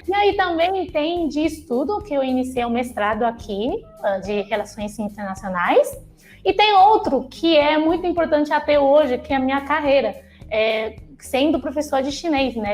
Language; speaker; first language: Portuguese; non-native, fluent; Chinese